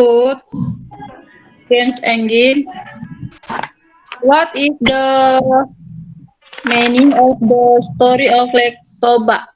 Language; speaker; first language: English; non-native, learner; Indonesian